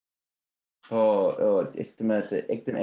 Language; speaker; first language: Nepali; non-native, fluent; English